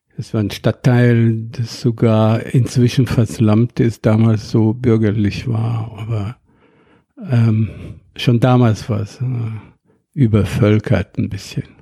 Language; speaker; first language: German; non-native, fluent; Arabic